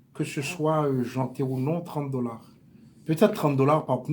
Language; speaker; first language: French; native; French